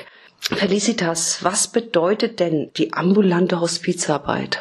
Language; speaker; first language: German; native; German